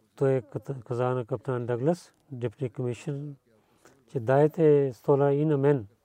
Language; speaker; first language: Bulgarian; non-native, learner; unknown